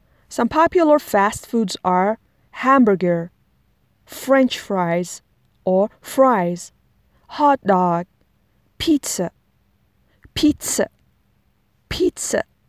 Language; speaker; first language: English; non-native, fluent; Persian